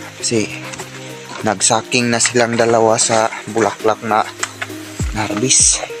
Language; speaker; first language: Filipino; non-native, local second language; Cebuano